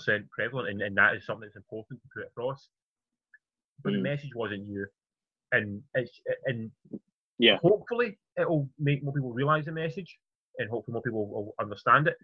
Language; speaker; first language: English; native; English